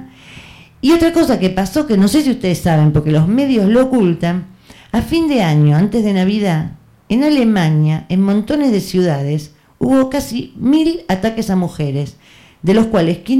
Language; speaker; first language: Spanish; native; Spanish